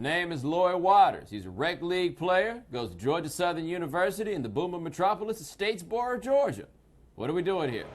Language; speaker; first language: English; native; English